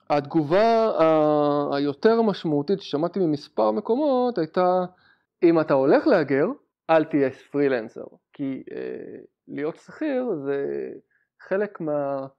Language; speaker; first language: Hebrew; native; Hebrew